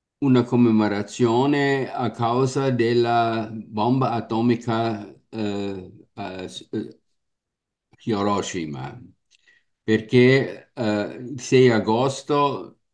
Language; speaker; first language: Italian; non-native, learner; German